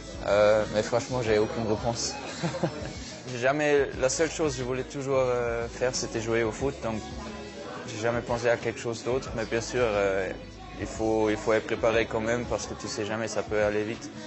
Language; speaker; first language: French; non-native, fluent; German